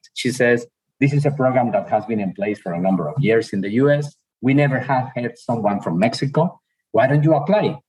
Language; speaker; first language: English; non-native, fluent; Spanish